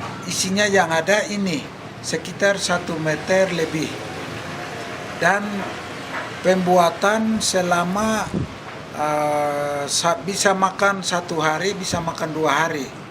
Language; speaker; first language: Indonesian; non-native, local second language; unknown